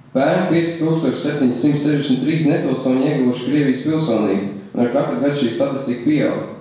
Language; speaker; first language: Latvian; early bilingual, heritage; Latvian